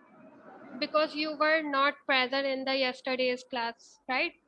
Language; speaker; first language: English; non-native, local second language; Urdu